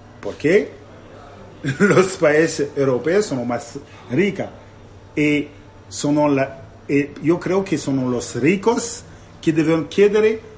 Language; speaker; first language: Spanish; non-native, learner; Italian